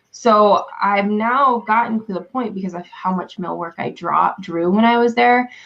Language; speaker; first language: English; native; English